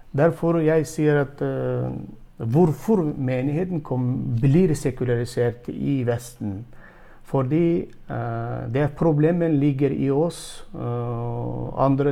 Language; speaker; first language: Norwegian; non-native, fluent; Turkmen